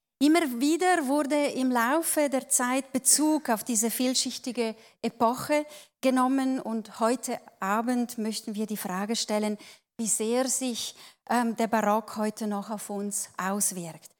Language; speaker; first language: German; non-native, local second language; Italian